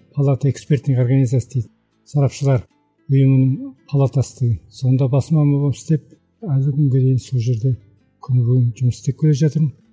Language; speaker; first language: Kazakh; early bilingual, heritage; Kazakh